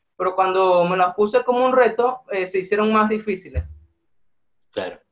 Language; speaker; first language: Spanish; native; Spanish